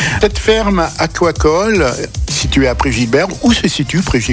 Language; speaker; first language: French; native; French